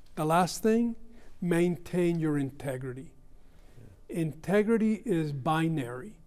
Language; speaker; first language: English; early bilingual, other home language; Spanish